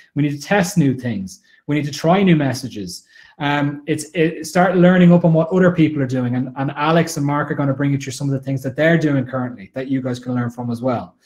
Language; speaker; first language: English; native; English